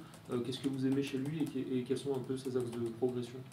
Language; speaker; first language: French; native; French